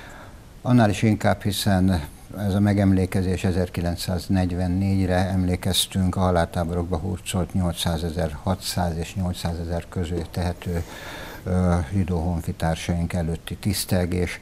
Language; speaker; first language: Hungarian; native; Hungarian